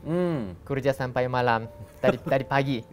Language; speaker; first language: Indonesian; non-native, learner; Japanese